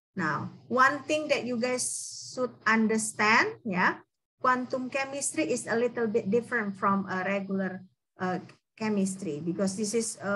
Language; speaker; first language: English; non-native, fluent; Indonesian